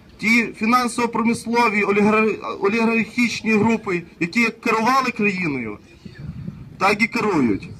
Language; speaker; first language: Ukrainian; native; Ukrainian